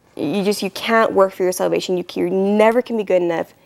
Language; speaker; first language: English; native; English